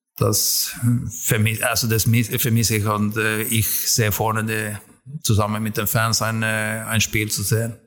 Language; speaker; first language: German; non-native, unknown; Swedish